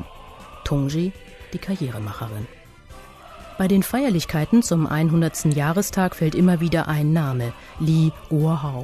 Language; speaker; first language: German; native; German